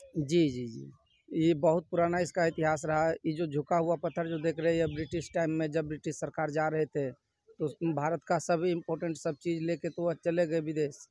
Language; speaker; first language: Hindi; native; Hindi